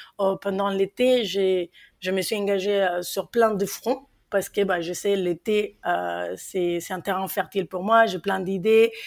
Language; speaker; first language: French; non-native, fluent; Spanish